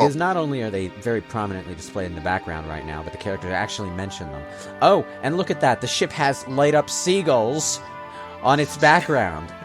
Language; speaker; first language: English; native; English